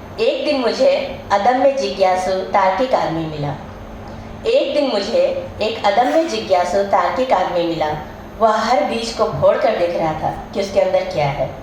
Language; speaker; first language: Hindi; native; Hindi